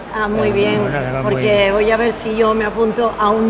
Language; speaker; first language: Spanish; native; Spanish